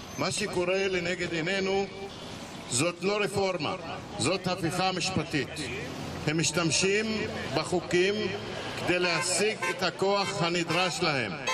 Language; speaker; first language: Hebrew; non-native, local second language; Arabic